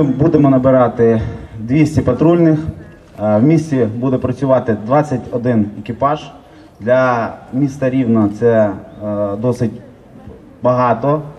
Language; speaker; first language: Ukrainian; non-native, local second language; Russian